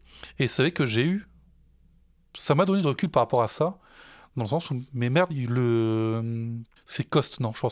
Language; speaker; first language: French; native; French